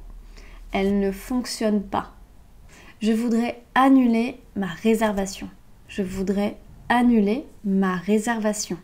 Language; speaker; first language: French; native; French